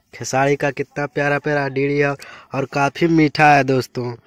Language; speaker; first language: Hindi; native; Hindi